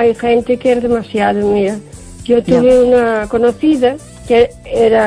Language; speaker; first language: Spanish; native; Spanish